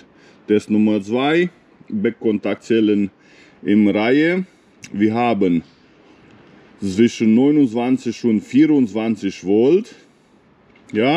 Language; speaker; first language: German; non-native, fluent; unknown